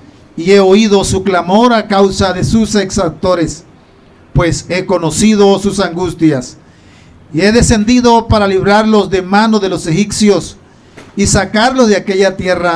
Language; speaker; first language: Spanish; native; Spanish